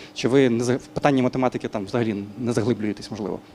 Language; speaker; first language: Ukrainian; native; Ukrainian